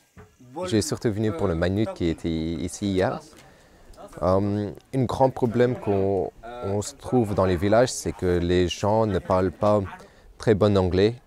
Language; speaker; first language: French; non-native, local second language; Nepali